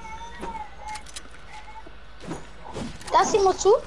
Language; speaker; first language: German; early bilingual, other home language; Macedonian